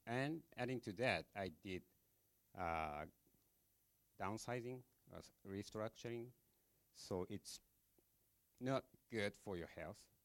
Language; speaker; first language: English; non-native, fluent; Japanese